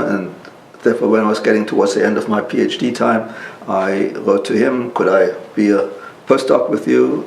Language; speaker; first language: English; non-native, local second language; German